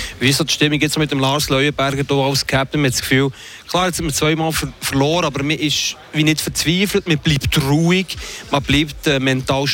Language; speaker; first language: German; native; German